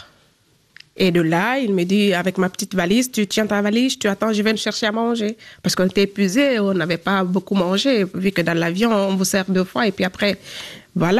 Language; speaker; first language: French; non-native, local second language; Fula